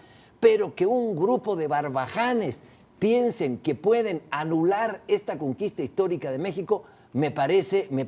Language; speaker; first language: Spanish; native; Spanish